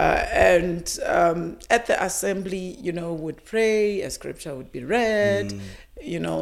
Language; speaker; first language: English; non-native, local second language; Zulu